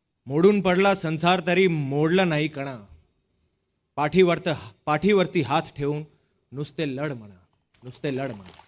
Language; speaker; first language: Marathi; non-native, local second language; Hindi